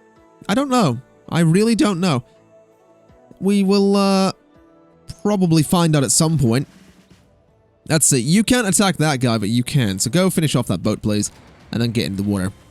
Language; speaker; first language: English; native; English